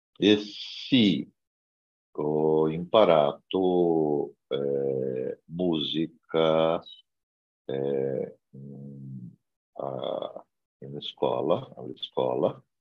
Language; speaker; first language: Italian; non-native, learner; Portuguese